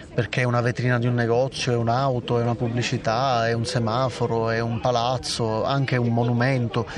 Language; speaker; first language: Italian; native; Italian